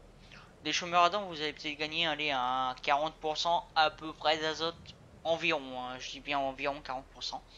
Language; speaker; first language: French; native; French